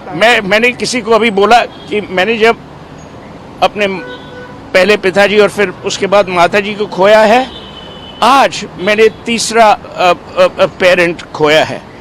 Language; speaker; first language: Hindi; native; Hindi